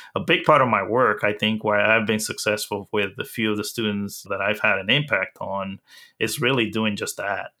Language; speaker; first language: English; early bilingual, other home language; Spanish